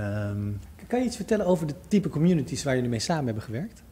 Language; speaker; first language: Dutch; native; Dutch